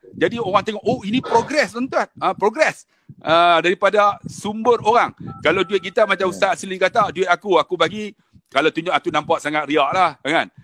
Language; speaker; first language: Malay; native; Malay